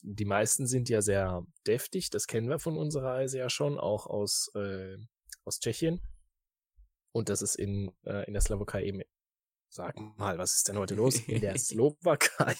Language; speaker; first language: German; native; German